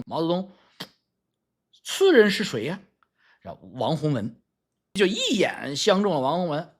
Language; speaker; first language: Chinese; native; Chinese